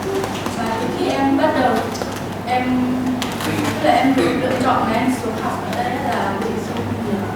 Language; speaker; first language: Vietnamese; non-native, local second language; Hmong